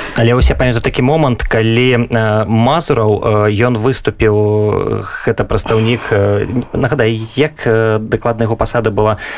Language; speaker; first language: Belarusian; non-native, local second language; Russian